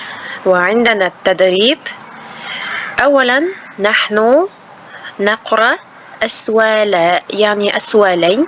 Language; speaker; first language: Arabic; non-native, fluent; Uzbek